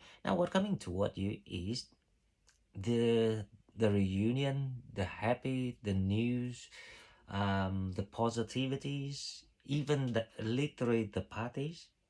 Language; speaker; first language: English; non-native, fluent; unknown